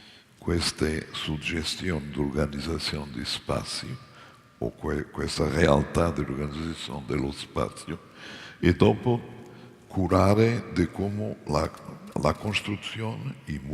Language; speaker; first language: Italian; non-native, fluent; Portuguese